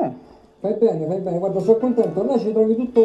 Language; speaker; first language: Italian; native; Italian